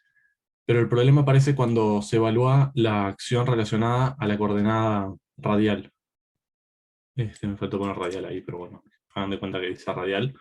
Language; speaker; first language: Spanish; native; Spanish